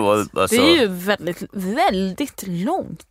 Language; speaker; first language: Swedish; early bilingual, heritage; Swedish